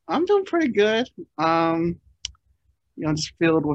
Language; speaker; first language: English; native; English